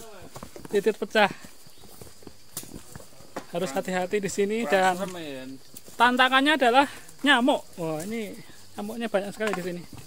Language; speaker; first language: Indonesian; native; Indonesian